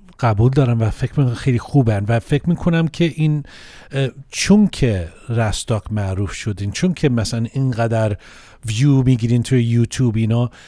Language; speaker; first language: Persian; early bilingual, heritage; Persian